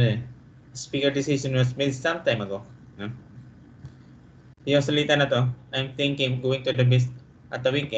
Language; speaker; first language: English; non-native, local second language; Filipino